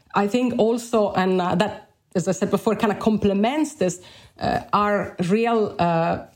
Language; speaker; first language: English; non-native, fluent; Italian